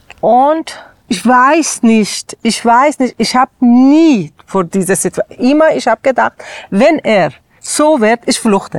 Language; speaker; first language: German; non-native, learner; Persian